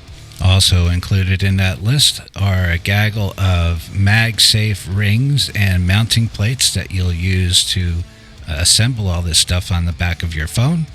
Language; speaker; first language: English; native; English